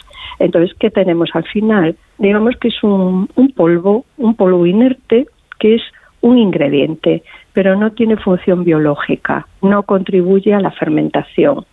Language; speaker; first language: Spanish; native; Spanish